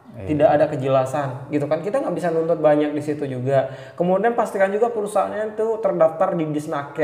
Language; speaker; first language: Indonesian; native; Indonesian